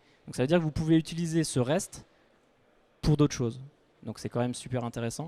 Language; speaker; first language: French; native; French